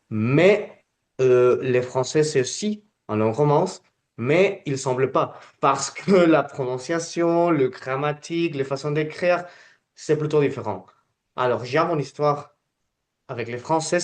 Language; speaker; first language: French; non-native, fluent; Spanish